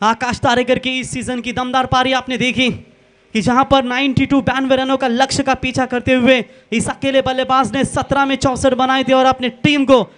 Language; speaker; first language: Hindi; non-native, local second language; Marathi